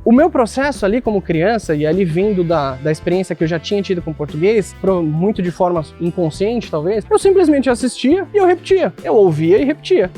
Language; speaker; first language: Portuguese; early bilingual, other home language; Japanese